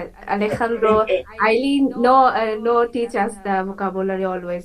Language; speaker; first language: English; non-native, fluent; Bangla